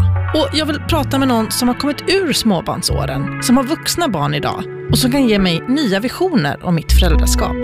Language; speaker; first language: Swedish; native; Swedish